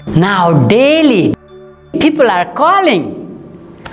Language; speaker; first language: English; non-native, local second language; Nepali